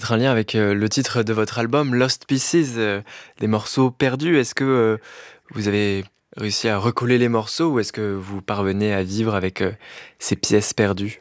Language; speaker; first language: French; native; French